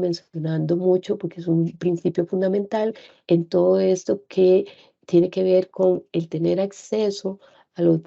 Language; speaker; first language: Spanish; native; Spanish